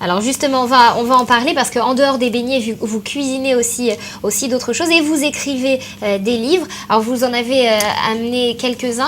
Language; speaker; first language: French; non-native, fluent; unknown